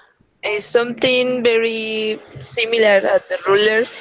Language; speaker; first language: English; non-native, learner; Spanish